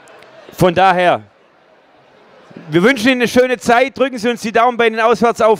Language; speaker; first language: German; native; German